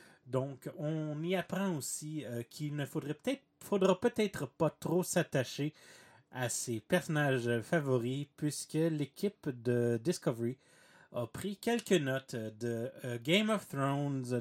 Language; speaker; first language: French; native; French